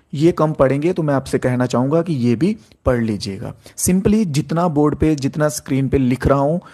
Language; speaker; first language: Hindi; native; Hindi